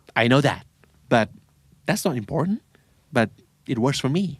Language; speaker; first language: English; non-native, fluent; Thai